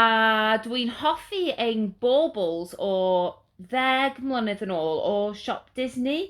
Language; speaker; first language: Welsh; non-native, learner; English